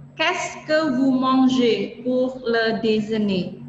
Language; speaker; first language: French; non-native, fluent; Indonesian